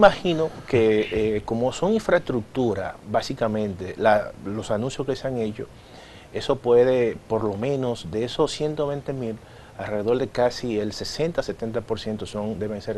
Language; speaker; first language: Spanish; native; Spanish